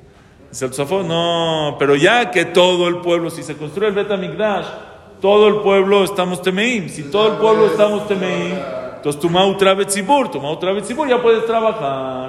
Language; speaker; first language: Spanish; native; Spanish